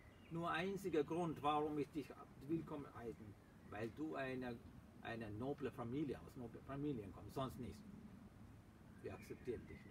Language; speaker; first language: German; non-native, fluent; Sinhala